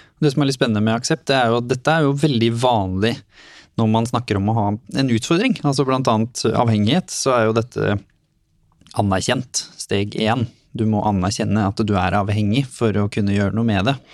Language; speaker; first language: Norwegian; native; Norwegian